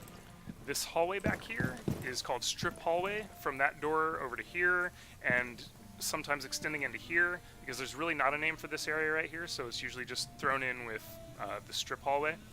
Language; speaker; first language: English; native; English